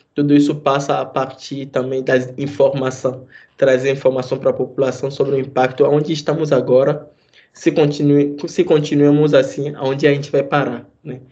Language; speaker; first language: Portuguese; non-native, fluent; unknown